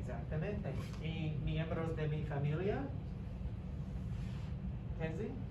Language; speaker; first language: Spanish; non-native, fluent; English